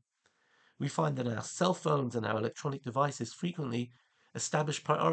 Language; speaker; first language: English; native; English